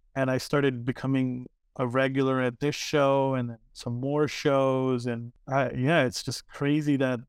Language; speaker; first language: English; early bilingual, other home language; Arabic